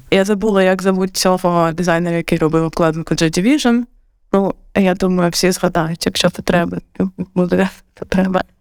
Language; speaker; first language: Ukrainian; non-native, local second language; Russian